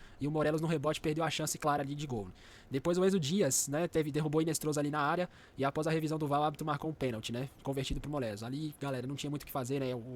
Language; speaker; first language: Portuguese; native; Portuguese